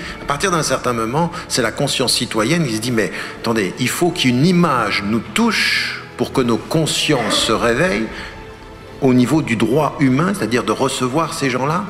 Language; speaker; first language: French; early bilingual, other home language; Arabic